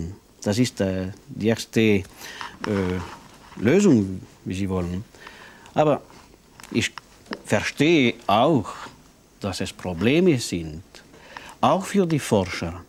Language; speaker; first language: German; non-native, local second language; French